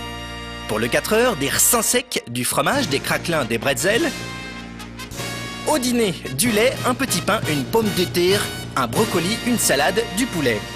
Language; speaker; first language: French; native; French